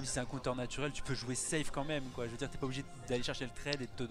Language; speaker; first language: French; native; French